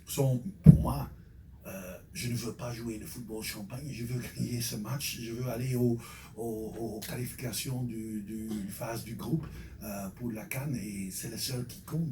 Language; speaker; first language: French; non-native, fluent; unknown